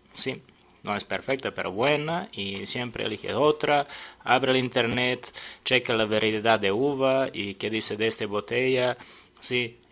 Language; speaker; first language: Spanish; non-native, learner; Serbian